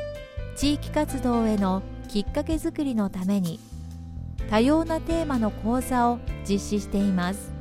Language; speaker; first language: Japanese; native; Japanese